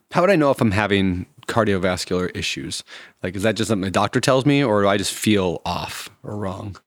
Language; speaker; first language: English; native; English